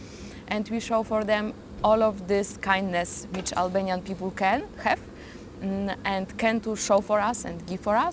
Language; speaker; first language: English; non-native, fluent; Polish